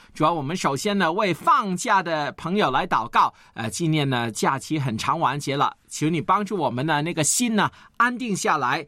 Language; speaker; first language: Chinese; native; Chinese